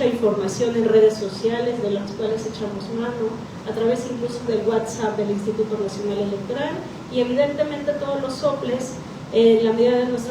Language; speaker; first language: Spanish; native; Spanish